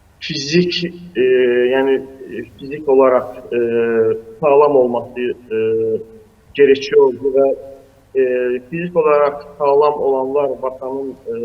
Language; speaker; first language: Turkish; non-native, fluent; Azerbaijani